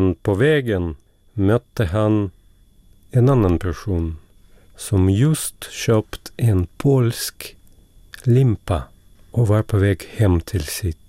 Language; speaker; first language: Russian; native; Russian